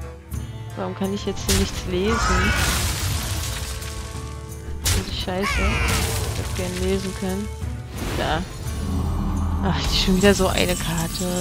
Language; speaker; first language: German; native; German